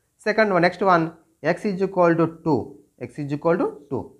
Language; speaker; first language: English; non-native, local second language; Telugu